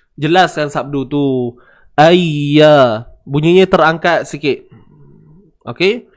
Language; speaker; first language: Malay; native; Malay